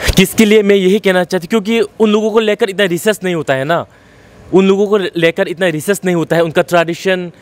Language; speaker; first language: Hindi; non-native, local second language; Kok Borok